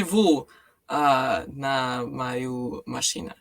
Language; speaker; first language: Russian; non-native, learner; English